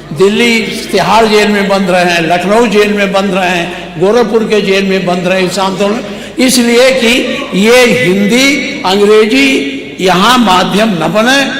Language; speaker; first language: Hindi; native; Hindi